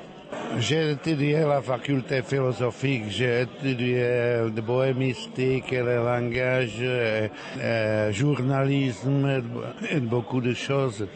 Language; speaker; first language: French; non-native, fluent; Czech